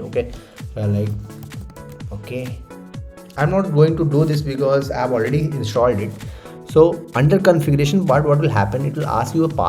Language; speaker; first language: English; non-native, local second language; Hindi